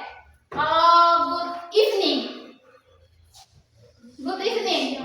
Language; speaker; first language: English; non-native, learner; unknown